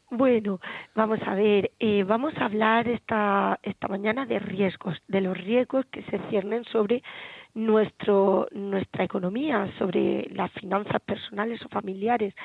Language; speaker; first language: Spanish; native; Spanish